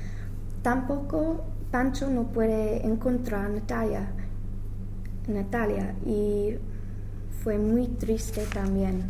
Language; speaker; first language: Spanish; non-native, learner; English